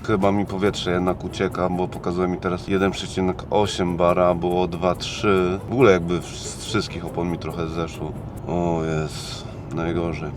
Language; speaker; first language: Polish; native; Polish